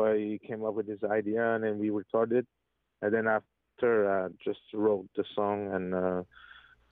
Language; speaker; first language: English; non-native, fluent; French